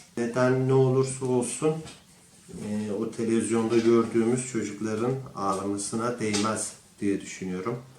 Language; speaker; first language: Turkish; native; Turkish